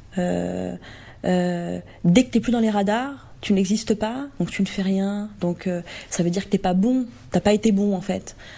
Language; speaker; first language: French; native; French